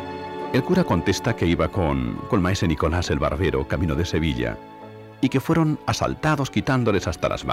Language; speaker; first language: Spanish; native; Spanish